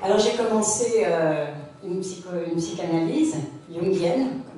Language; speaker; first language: French; native; French